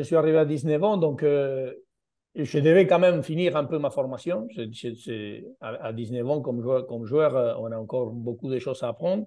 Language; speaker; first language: French; non-native, fluent; Spanish